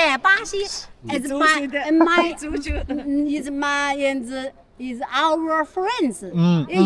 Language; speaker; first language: English; non-native, learner; Chinese